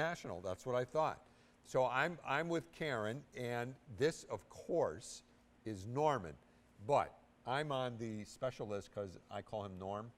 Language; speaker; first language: English; native; English